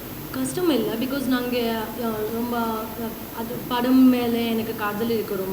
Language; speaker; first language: Tamil; non-native, learner; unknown